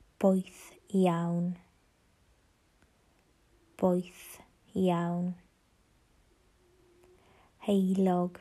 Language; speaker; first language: Welsh; non-native, learner; English